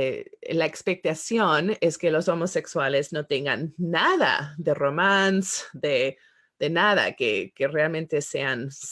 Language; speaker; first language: Spanish; non-native, fluent; English